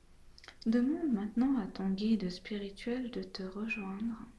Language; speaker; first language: French; native; French